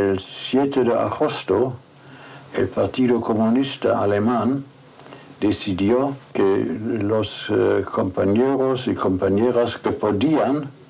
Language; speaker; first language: Spanish; non-native, fluent; German